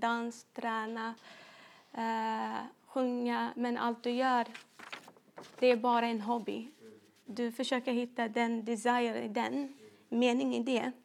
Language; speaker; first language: Swedish; non-native, fluent; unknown